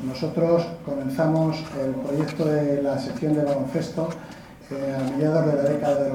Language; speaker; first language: Spanish; native; Spanish